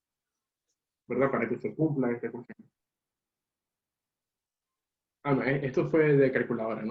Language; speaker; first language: Spanish; native; Spanish